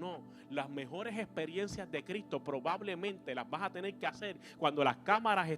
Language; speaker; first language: Spanish; native; Spanish